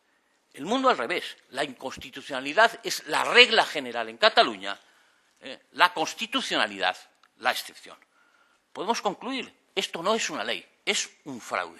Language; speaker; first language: Spanish; native; Spanish